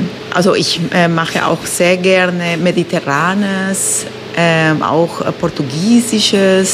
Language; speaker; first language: German; non-native, fluent; Spanish